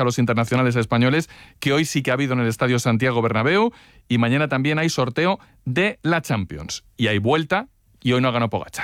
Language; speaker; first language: Spanish; native; Spanish